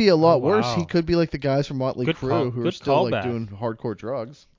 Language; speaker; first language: English; native; English